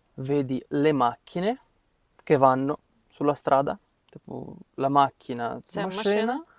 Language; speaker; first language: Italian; non-native, fluent; Ukrainian